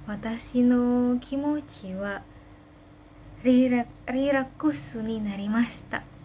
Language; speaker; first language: Japanese; non-native, learner; Indonesian